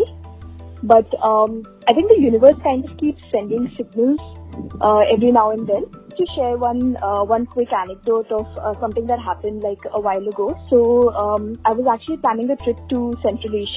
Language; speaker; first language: English; non-native, local second language; Hindi